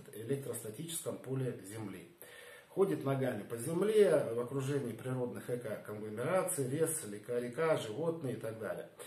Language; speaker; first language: Russian; native; Russian